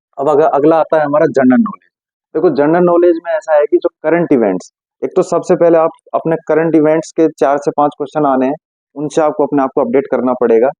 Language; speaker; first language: Hindi; native; Hindi